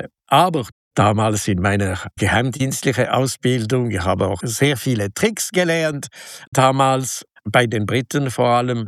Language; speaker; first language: German; non-native, local second language; French